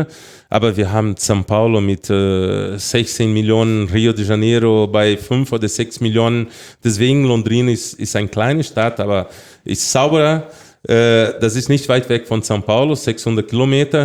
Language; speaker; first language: German; non-native, fluent; Portuguese